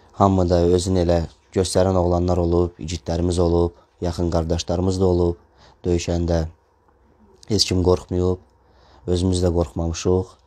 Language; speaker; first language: Azerbaijani; non-native, local second language; Russian